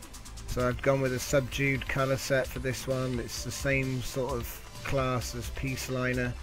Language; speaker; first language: English; native; English